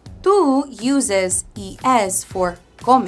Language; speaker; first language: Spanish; non-native, fluent; English